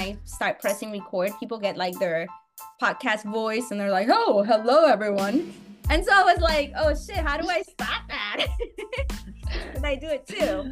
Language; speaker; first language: English; native; English